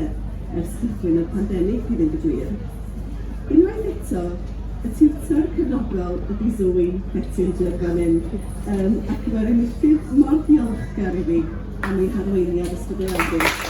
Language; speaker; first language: Welsh; native; Welsh